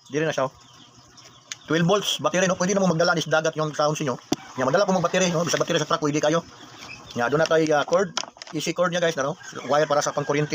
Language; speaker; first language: Cebuano; native; Cebuano